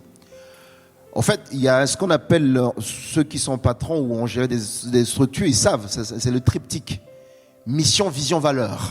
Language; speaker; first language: French; native; French